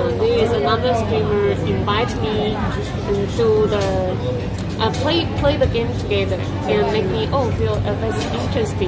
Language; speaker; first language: English; non-native, learner; Chinese